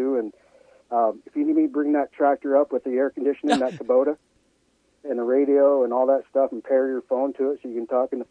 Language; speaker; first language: English; native; English